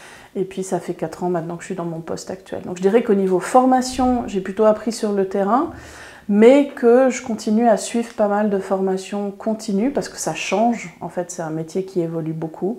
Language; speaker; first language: French; native; French